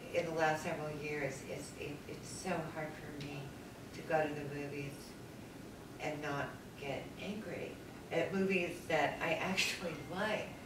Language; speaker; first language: English; native; English